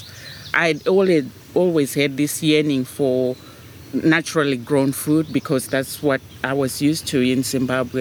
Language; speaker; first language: English; non-native, local second language; Shona